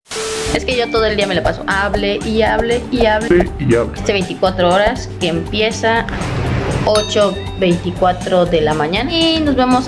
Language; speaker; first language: Spanish; native; Spanish